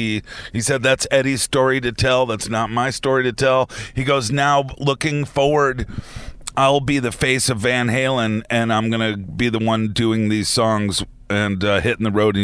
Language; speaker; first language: English; native; English